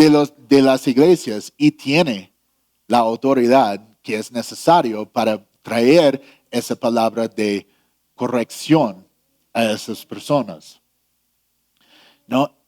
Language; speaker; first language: Spanish; non-native, fluent; English